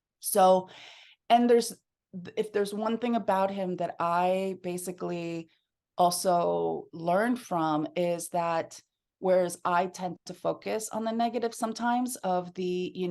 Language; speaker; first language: English; early bilingual, other home language; Spanish